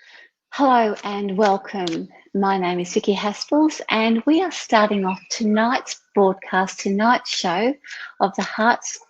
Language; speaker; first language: English; native; English